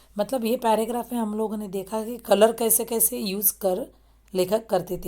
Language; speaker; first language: Hindi; non-native, local second language; Marathi